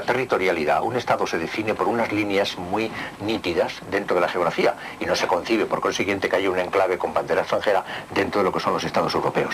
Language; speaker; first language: Spanish; native; Spanish